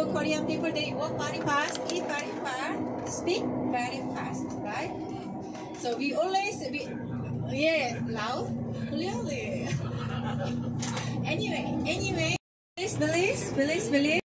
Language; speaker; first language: English; non-native, learner; Korean